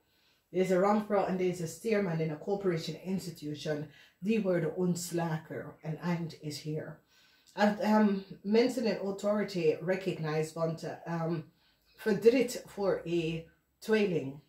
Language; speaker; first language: Dutch; non-native, learner; English